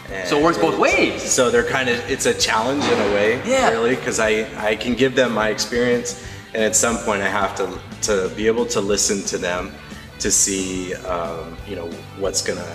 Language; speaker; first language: English; native; English